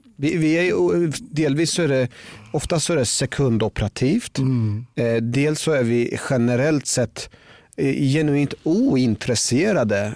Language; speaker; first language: Swedish; early bilingual, other home language; Persian